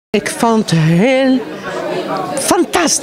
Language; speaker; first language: Dutch; non-native, fluent; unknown